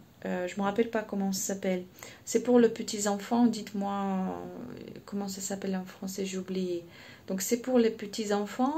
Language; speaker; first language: French; non-native, fluent; Russian